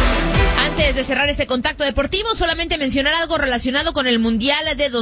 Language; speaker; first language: Spanish; native; Spanish